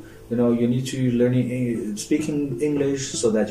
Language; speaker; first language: English; non-native, fluent; Chinese